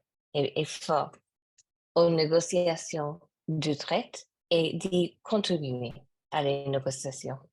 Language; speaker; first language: French; non-native, learner; English